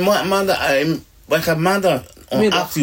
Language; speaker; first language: Dutch; non-native, learner; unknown